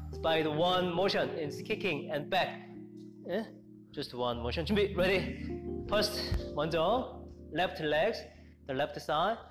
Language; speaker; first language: English; non-native, learner; Korean